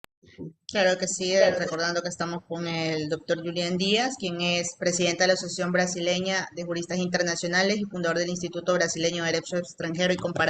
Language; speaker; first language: Spanish; native; Spanish